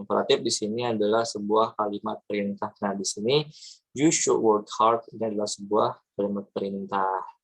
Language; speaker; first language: Indonesian; native; Indonesian